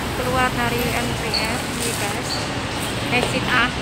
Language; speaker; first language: Indonesian; non-native, local second language; Javanese